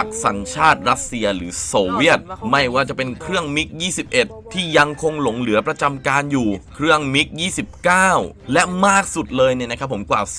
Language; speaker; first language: Thai; native; Thai